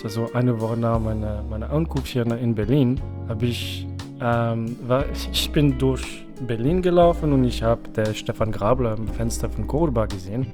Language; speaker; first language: German; non-native, fluent; French